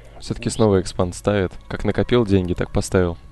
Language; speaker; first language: Russian; native; Russian